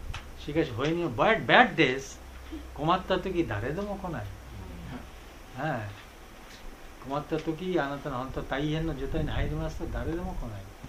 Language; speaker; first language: Japanese; non-native, fluent; Bangla